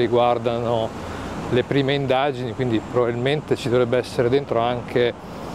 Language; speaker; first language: Italian; native; Italian